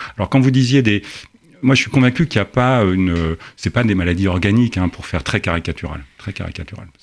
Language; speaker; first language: French; native; French